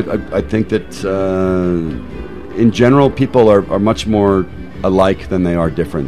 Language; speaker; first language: English; native; English